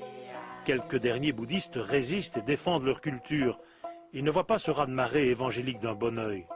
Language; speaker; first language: French; native; French